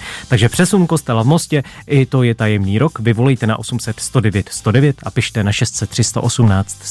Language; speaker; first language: Czech; native; Czech